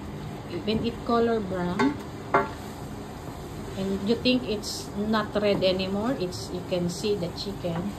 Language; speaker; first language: English; non-native, learner; Filipino